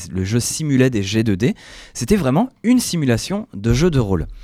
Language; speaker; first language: French; native; French